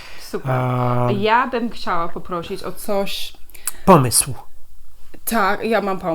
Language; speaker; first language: Polish; non-native, learner; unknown